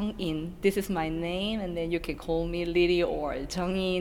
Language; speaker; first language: English; non-native, learner; Korean